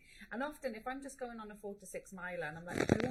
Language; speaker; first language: English; native; English